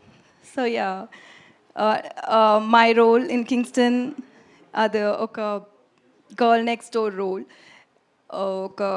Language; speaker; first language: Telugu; non-native, learner; Tamil